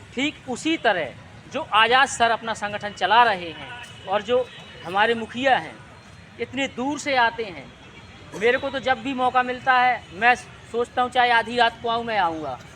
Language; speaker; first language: Hindi; native; Hindi